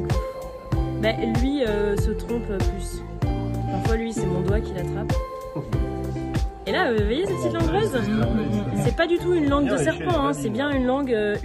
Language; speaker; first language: French; native; French